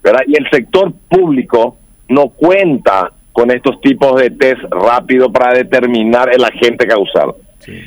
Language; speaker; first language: Spanish; native; Spanish